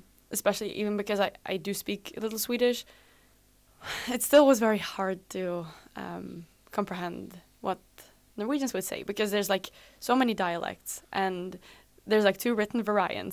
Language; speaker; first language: English; non-native, fluent; Dutch